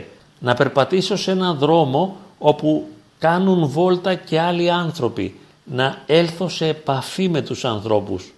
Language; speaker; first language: Greek; native; Greek